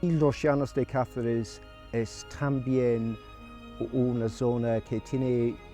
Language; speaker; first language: Spanish; non-native, fluent; English